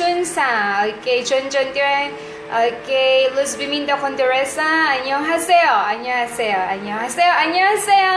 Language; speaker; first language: Korean; non-native, fluent; Iloko